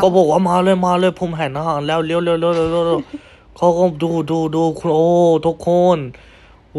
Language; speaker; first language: Thai; non-native, fluent; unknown